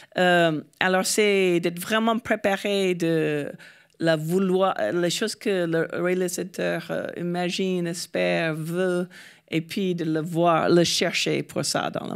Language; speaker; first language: French; non-native, fluent; English